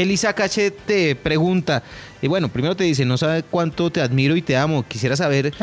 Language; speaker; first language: Spanish; native; Spanish